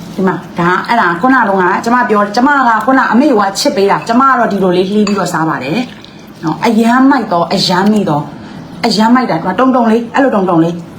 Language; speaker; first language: Burmese; non-native, local second language; Kachin